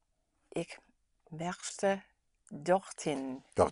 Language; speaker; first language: German; non-native, learner; English